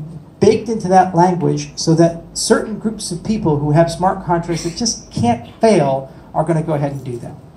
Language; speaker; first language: English; native; English